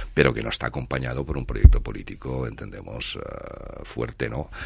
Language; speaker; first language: Spanish; non-native, local second language; Catalan